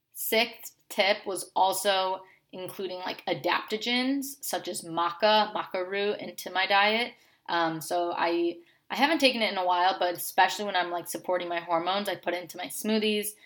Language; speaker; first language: English; native; English